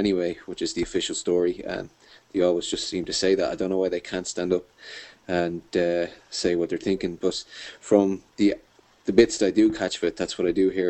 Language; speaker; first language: English; native; English